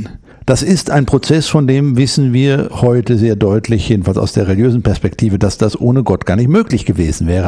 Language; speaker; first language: German; native; German